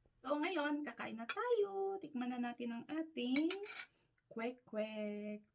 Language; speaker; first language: Filipino; native; Filipino